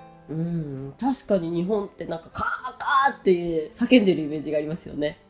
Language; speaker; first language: Japanese; native; Japanese